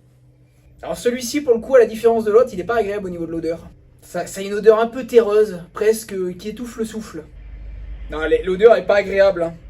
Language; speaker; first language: French; native; French